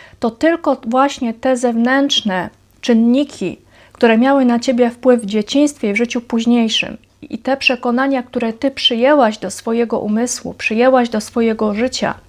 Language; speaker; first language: Polish; native; Polish